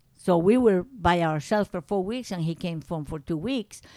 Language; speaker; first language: English; non-native, fluent; Spanish